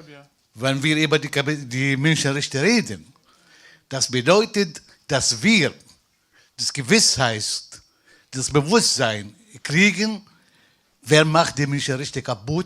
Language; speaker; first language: German; non-native, fluent; Arabic